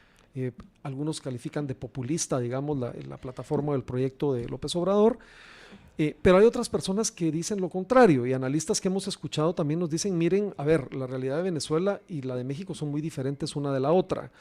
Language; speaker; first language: Spanish; native; Spanish